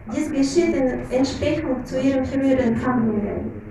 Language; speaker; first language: German; non-native, fluent; Russian